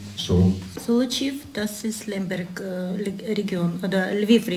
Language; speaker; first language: German; non-native, learner; Hungarian